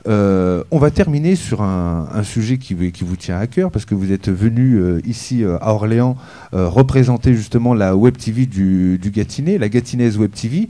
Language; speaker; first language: French; native; French